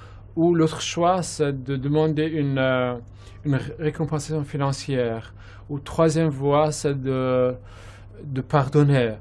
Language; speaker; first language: French; non-native, fluent; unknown